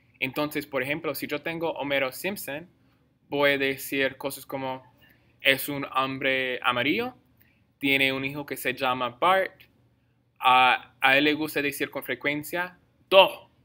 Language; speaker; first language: Spanish; non-native, fluent; English